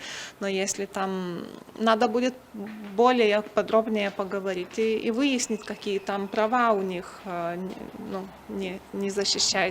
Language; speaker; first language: Russian; non-native, fluent; Lithuanian